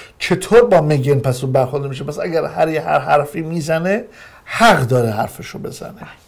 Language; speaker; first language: Persian; native; Persian